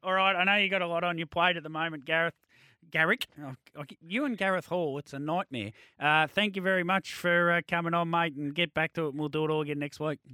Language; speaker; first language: English; native; English